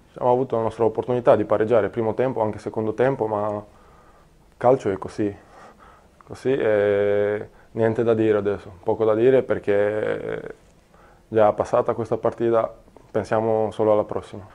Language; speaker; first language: Italian; non-native, learner; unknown